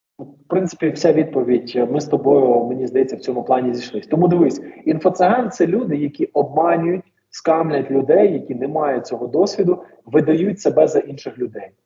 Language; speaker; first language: Ukrainian; native; Ukrainian